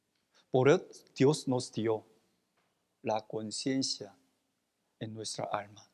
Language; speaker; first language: Spanish; non-native, fluent; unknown